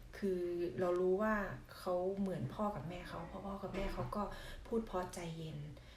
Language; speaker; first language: Thai; non-native, local second language; Northeastern Thai